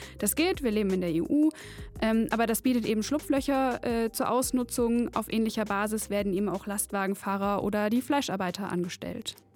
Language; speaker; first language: German; native; German